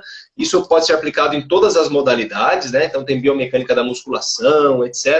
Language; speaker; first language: Portuguese; native; Portuguese